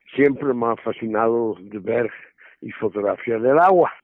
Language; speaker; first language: Spanish; non-native, fluent; Dutch